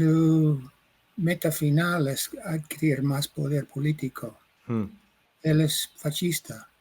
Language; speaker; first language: Spanish; non-native, fluent; English